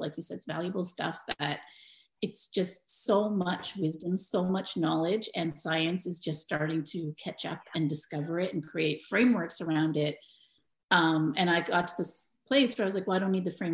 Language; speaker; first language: English; native; English